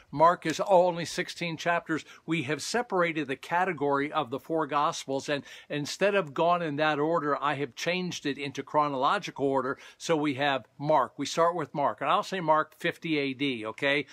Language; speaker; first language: English; native; English